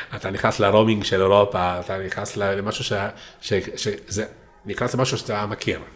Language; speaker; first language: Hebrew; non-native, fluent; Italian